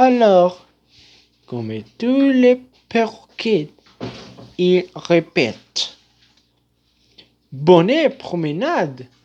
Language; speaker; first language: French; non-native, learner; Spanish